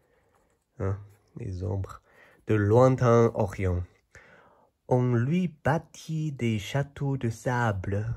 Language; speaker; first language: French; non-native, fluent; Chinese